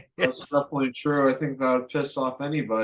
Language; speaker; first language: English; native; English